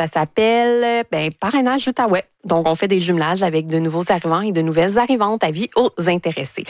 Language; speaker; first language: French; native; French